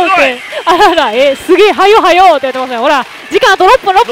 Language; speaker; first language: Japanese; native; Japanese